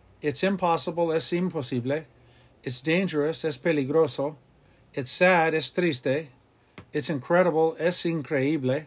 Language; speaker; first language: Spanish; non-native, fluent; English